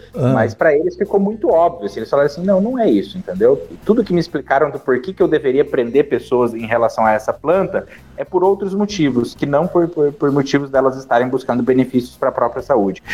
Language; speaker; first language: Portuguese; native; Portuguese